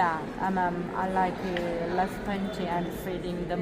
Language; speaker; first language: English; non-native, learner; Italian